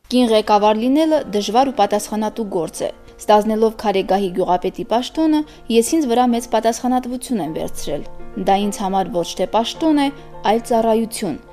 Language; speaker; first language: Armenian; native; Armenian